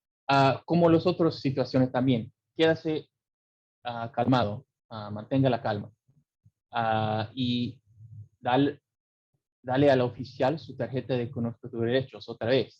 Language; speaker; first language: Spanish; early bilingual, heritage; English